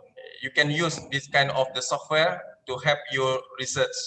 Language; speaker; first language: English; non-native, learner; Indonesian